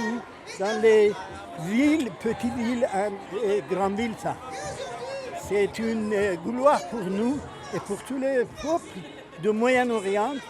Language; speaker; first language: French; non-native, fluent; Persian